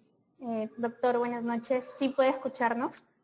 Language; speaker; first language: Spanish; native; Spanish